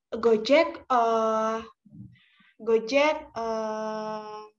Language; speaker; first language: English; non-native, learner; Indonesian